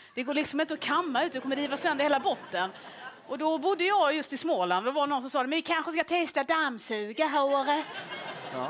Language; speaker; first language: Swedish; native; Swedish